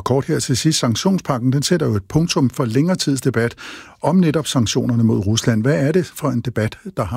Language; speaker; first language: Danish; native; Danish